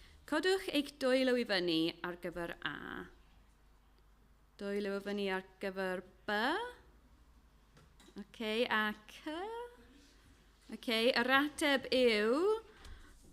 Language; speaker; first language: Welsh; non-native, fluent; English